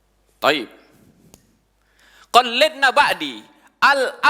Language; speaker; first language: Arabic; non-native, fluent; Indonesian